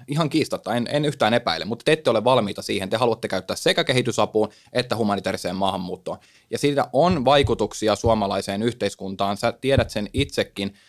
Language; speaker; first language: Finnish; native; Finnish